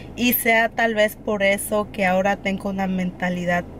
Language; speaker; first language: Spanish; early bilingual, heritage; Spanish